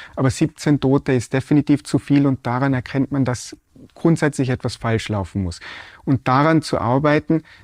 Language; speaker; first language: German; native; German